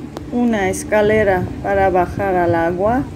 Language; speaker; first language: Spanish; non-native, fluent; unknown